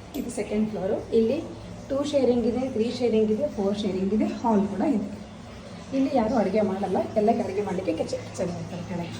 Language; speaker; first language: Kannada; non-native, local second language; Tulu